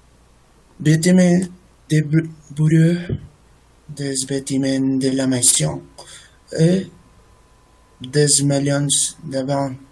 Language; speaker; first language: French; non-native, learner; Spanish